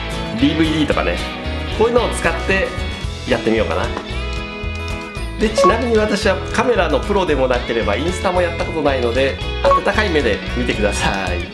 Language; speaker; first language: Japanese; native; Japanese